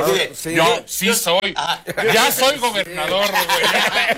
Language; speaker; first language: Spanish; native; Spanish